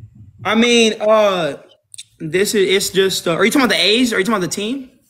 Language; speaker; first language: English; native; English